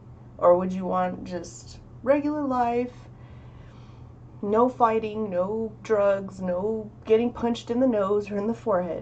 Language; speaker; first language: English; native; English